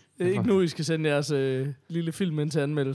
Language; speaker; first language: Danish; native; Danish